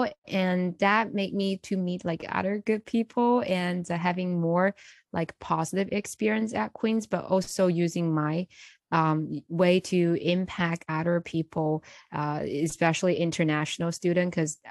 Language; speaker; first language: English; non-native, fluent; Chinese